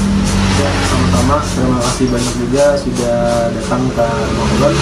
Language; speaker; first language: Indonesian; non-native, local second language; Banjar